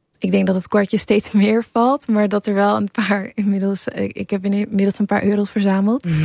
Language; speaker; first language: Dutch; early bilingual, other home language; English